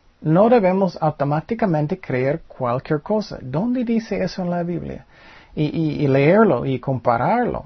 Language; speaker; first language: Spanish; non-native, fluent; English